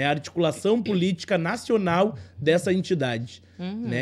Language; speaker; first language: Portuguese; native; Portuguese